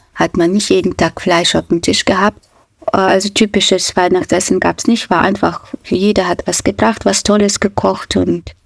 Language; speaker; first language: German; non-native, fluent; Russian